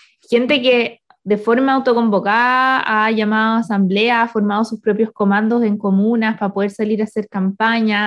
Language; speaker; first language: Spanish; native; Spanish